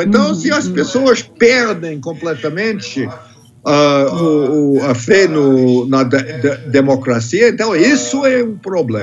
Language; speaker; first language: Portuguese; non-native, fluent; English